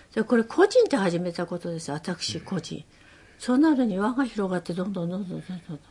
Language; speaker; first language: Japanese; native; Japanese